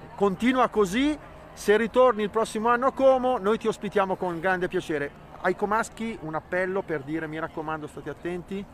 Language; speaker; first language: Italian; native; Italian